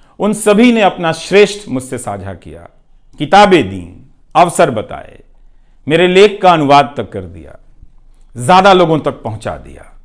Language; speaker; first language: Hindi; non-native, local second language; Bhojpuri